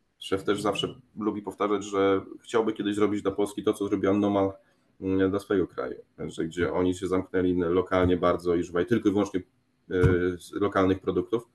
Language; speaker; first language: Polish; native; Polish